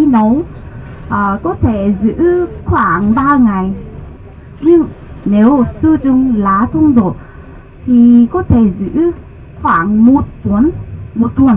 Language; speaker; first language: Vietnamese; non-native, learner; Korean